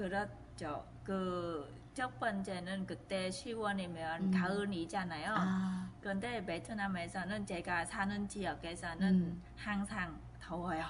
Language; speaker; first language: Korean; non-native, fluent; Vietnamese